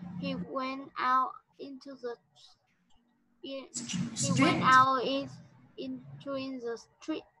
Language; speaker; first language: English; non-native, learner; Vietnamese